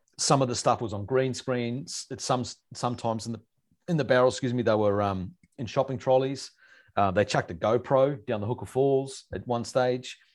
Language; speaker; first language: English; native; English